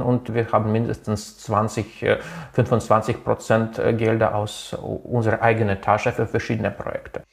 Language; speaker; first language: German; non-native, local second language; Russian